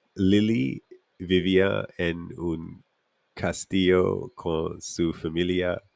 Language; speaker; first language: Spanish; non-native, learner; English